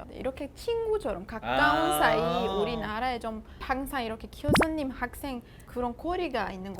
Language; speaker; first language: Korean; non-native, fluent; Persian